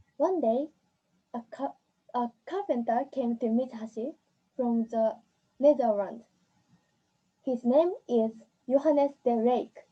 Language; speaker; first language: English; non-native, learner; Japanese